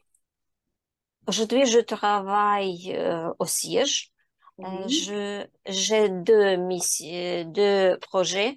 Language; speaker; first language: French; non-native, learner; Ukrainian